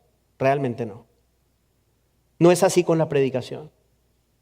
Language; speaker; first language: Spanish; native; Spanish